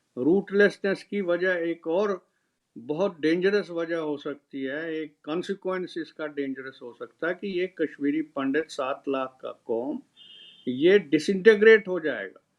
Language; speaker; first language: Urdu; non-native, local second language; Kashmiri